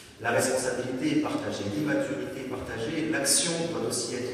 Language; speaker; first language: French; native; French